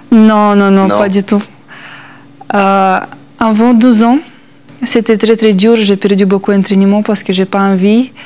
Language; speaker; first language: French; non-native, learner; Russian